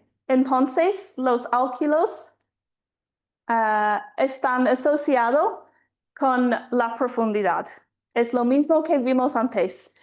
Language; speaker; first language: Spanish; non-native, fluent; English